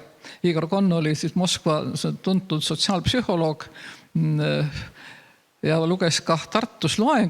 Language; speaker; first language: Estonian; native; Estonian